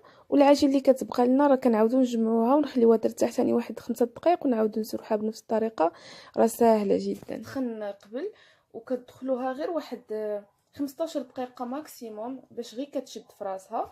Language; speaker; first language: Arabic; native; Arabic